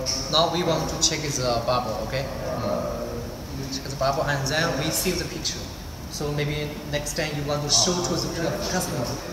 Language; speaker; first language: English; non-native, learner; Chinese